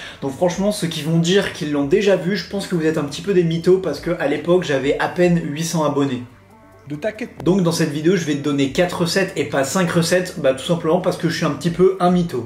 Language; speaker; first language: French; native; French